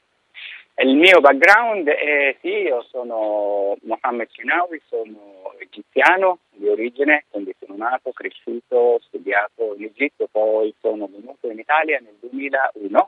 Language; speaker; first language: Italian; non-native, fluent; Arabic